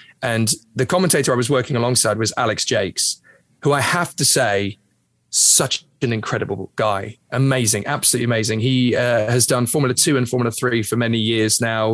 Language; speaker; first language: English; native; English